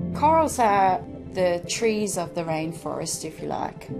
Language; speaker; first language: English; non-native, fluent; Danish